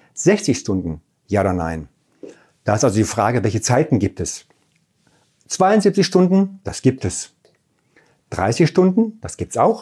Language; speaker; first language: German; native; German